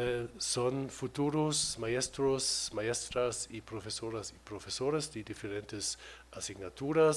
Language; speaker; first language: Spanish; non-native, fluent; German